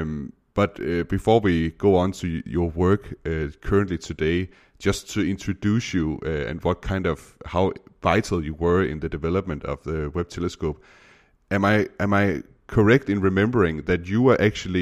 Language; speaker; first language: English; non-native, fluent; Danish